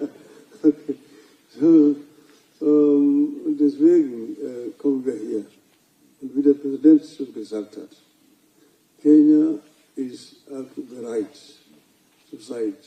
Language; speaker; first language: German; non-native, fluent; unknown